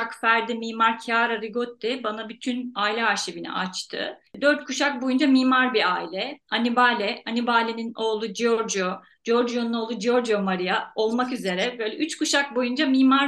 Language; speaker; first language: Turkish; native; Turkish